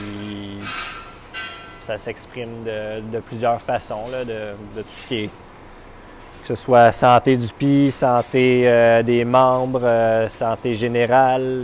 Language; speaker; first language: French; native; French